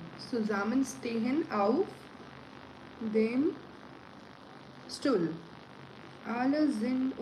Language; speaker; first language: German; non-native, learner; Hindi